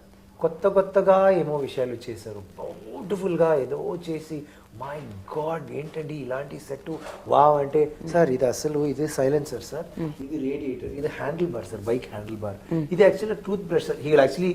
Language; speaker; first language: Telugu; non-native, learner; Tamil